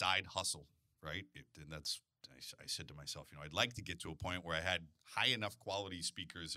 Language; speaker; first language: English; native; English